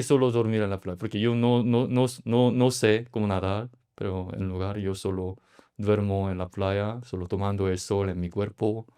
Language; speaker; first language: Spanish; non-native, learner; Korean